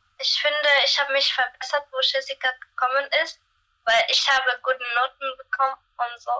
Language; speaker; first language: German; early bilingual, other home language; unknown